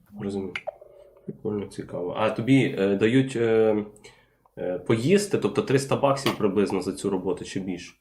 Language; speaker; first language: Ukrainian; native; Ukrainian